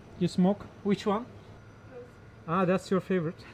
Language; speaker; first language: English; non-native, learner; Turkish